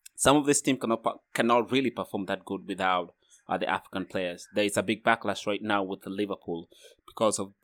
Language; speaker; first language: English; non-native, fluent; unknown